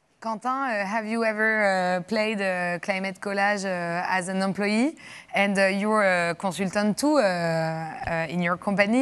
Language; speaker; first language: English; non-native, fluent; French